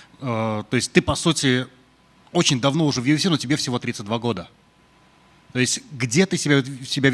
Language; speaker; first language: Russian; native; Russian